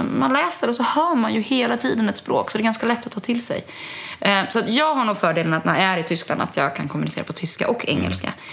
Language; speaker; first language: Swedish; early bilingual, other home language; German